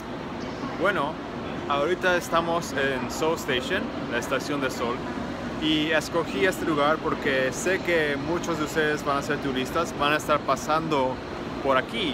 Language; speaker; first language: Spanish; early bilingual, heritage; Spanish